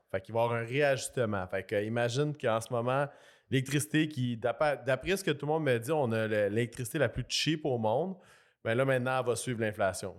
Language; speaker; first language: French; native; French